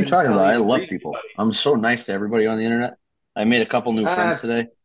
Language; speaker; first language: English; native; English